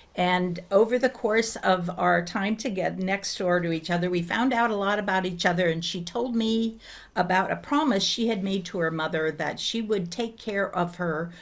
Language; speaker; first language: English; native; English